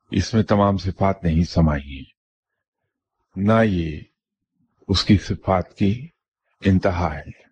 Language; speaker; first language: Urdu; non-native, local second language; Punjabi